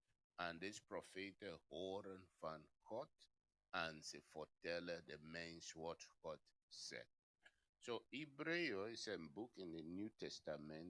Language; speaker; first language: Dutch; non-native, fluent; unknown